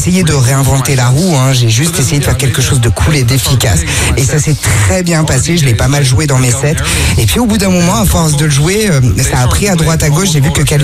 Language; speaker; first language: French; non-native, fluent; Dutch